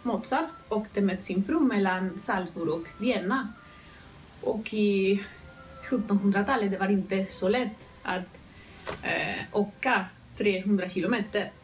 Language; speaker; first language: Swedish; non-native, fluent; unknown